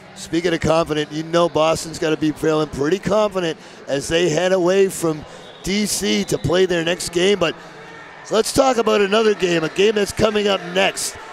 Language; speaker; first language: English; native; English